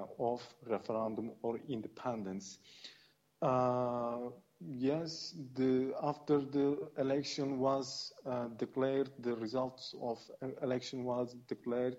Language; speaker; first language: English; non-native, fluent; Kurdish